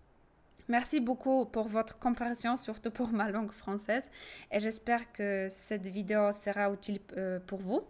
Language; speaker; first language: French; non-native, fluent; Polish